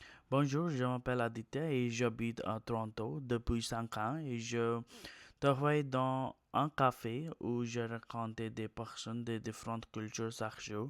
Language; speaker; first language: French; non-native, learner; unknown